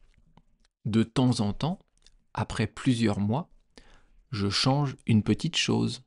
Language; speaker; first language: French; native; French